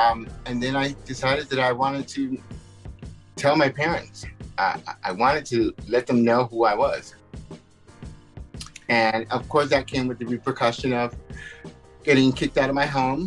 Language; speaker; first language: English; early bilingual, other home language; Spanish